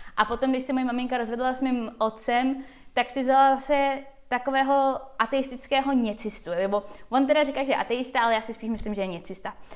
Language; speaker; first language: Czech; early bilingual, heritage; Czech